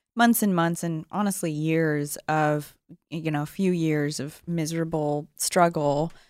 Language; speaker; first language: English; native; English